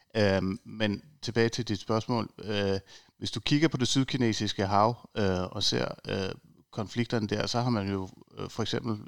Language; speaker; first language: Danish; native; Danish